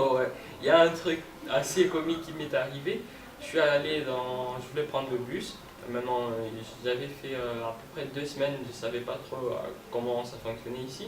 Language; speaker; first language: French; non-native, local second language; Lingala